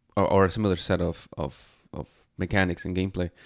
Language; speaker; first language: English; non-native, fluent; Spanish